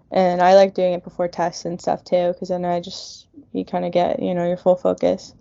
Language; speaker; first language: English; native; English